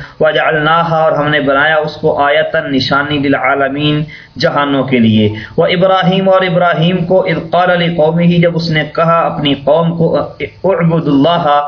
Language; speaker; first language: Urdu; non-native, local second language; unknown